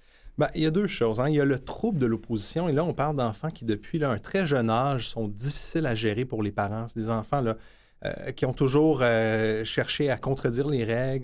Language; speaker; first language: French; native; French